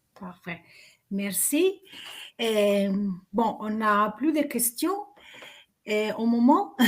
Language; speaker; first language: French; non-native, fluent; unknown